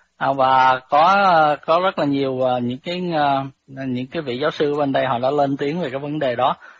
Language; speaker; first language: Vietnamese; native; Vietnamese